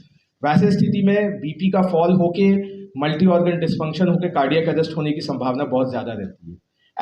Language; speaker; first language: Hindi; native; Hindi